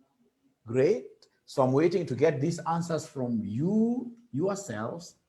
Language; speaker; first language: English; non-native, local second language; Swahili